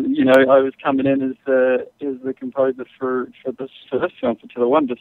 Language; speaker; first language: English; native; English